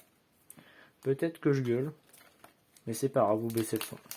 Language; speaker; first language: French; native; French